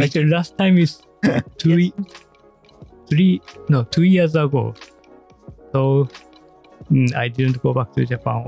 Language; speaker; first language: English; non-native, learner; Japanese